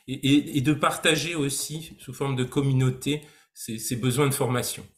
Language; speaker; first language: French; native; French